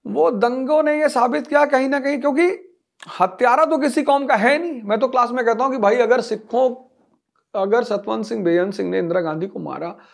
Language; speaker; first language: Hindi; native; Hindi